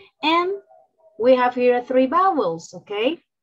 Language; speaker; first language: English; non-native, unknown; Spanish